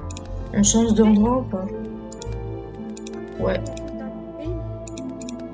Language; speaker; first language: French; native; French